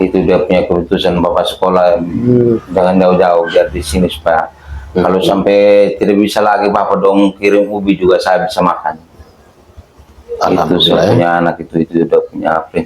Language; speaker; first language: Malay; non-native, local second language; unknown